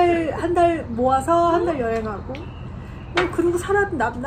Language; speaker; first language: Korean; native; Korean